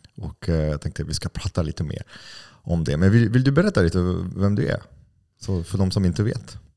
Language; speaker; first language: Swedish; non-native, fluent; French